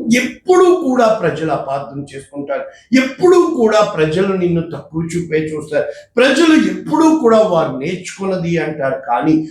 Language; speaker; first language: Telugu; native; Telugu